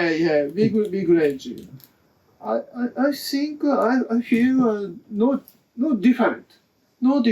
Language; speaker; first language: English; non-native, learner; Japanese